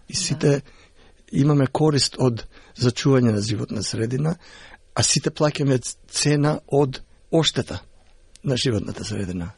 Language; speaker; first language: Macedonian; early bilingual, heritage; Macedonian